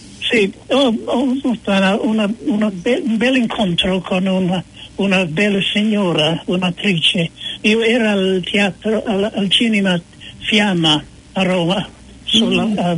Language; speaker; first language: Italian; non-native, fluent; English